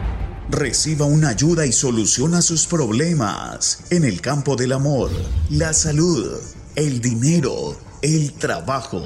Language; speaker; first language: Spanish; native; Spanish